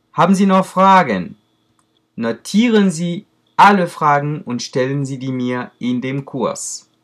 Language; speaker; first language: German; non-native, fluent; French